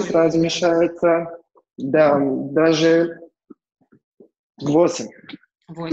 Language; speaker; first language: Russian; non-native, learner; Turkish